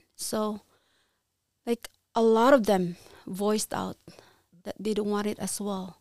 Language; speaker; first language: English; non-native, local second language; Cebuano